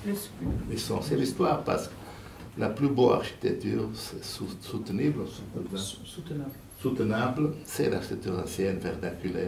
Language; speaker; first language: French; non-native, fluent; Portuguese